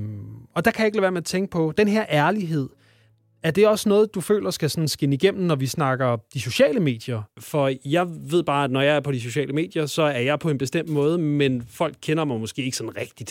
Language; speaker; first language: Danish; native; Danish